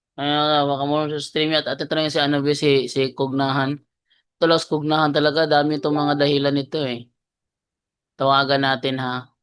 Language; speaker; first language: Filipino; non-native, local second language; Cebuano